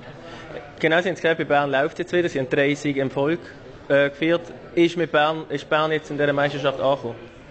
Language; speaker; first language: German; native; German